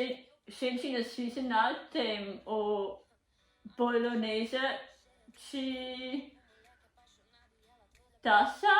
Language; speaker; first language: Portuguese; non-native, learner; German